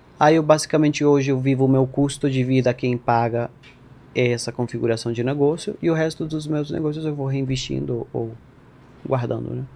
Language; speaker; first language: Portuguese; non-native, fluent; Spanish